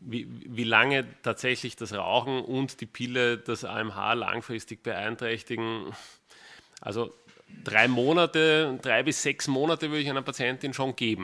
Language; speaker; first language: German; native; German